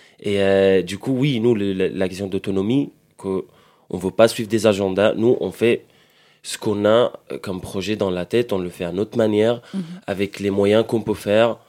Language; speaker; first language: French; non-native, fluent; Arabic